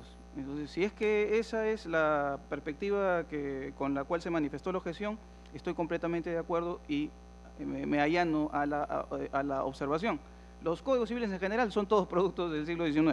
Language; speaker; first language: Spanish; native; Spanish